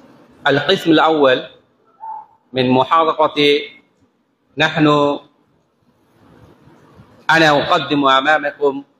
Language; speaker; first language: Arabic; non-native, fluent; Bangla